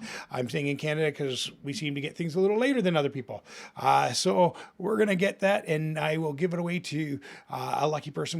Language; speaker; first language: English; native; English